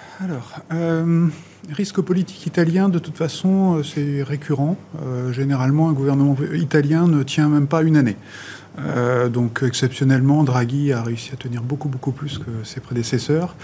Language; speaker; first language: French; native; French